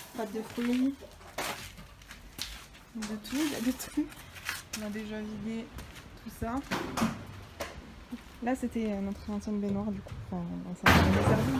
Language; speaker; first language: French; native; French